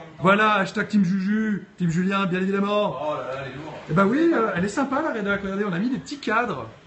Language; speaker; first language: French; native; French